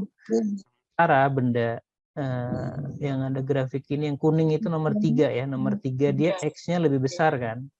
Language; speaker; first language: Indonesian; native; Indonesian